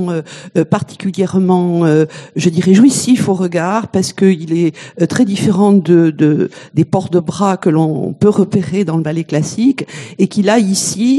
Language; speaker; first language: French; native; French